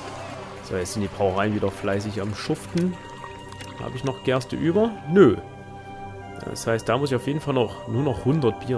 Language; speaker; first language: German; native; German